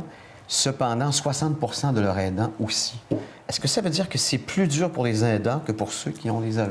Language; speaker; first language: French; native; French